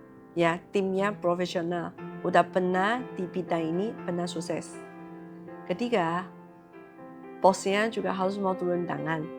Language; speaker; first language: Indonesian; non-native, learner; Chinese